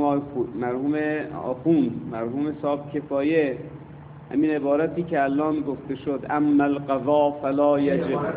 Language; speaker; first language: Persian; native; Persian